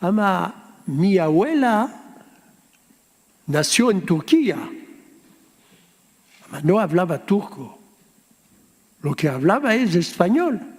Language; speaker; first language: Spanish; early bilingual, heritage; French